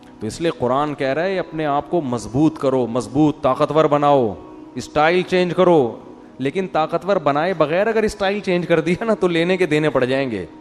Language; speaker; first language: Urdu; native; Urdu